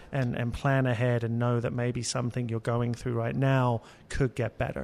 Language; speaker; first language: English; native; English